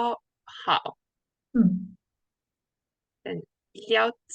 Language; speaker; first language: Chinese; non-native, learner; English